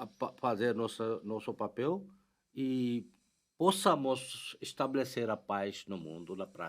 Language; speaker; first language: Portuguese; non-native, fluent; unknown